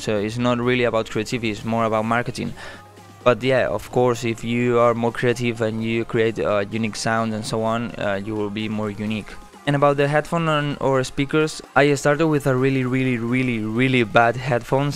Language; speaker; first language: English; non-native, fluent; Spanish